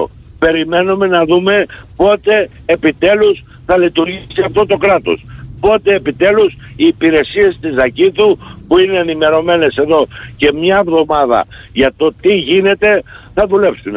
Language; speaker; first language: Greek; native; Greek